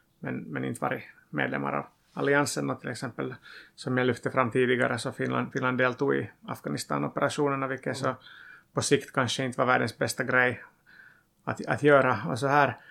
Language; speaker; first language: Swedish; non-native, local second language; Finnish